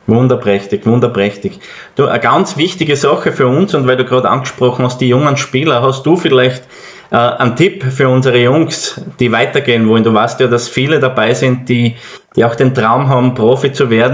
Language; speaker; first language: German; native; German